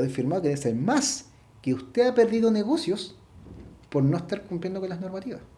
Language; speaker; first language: Spanish; native; Spanish